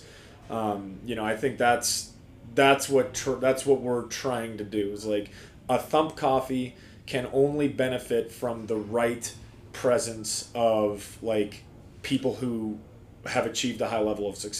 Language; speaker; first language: English; native; English